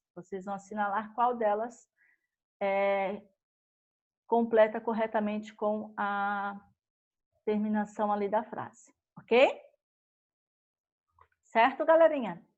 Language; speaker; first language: Portuguese; native; Portuguese